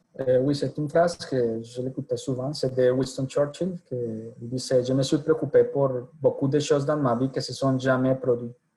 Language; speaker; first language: French; non-native, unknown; Spanish